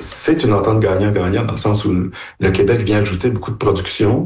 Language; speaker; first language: French; native; French